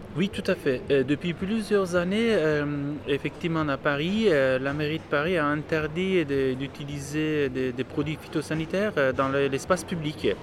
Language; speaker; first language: French; non-native, fluent; Turkish